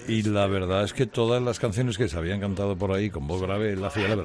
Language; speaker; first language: Spanish; native; Spanish